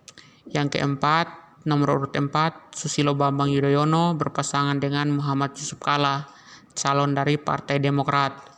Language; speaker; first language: Indonesian; native; Indonesian